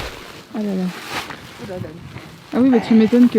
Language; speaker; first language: French; native; French